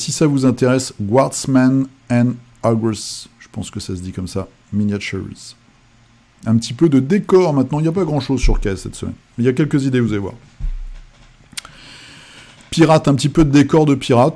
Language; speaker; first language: French; native; French